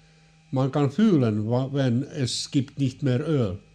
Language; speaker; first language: German; non-native, learner; Finnish